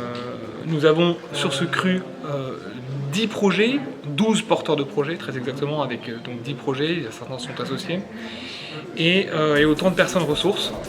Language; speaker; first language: French; native; French